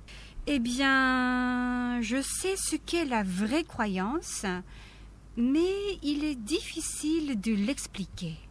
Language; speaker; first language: French; non-native, fluent; Korean